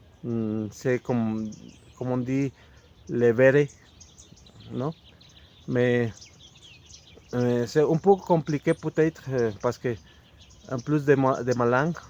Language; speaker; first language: French; non-native, fluent; Spanish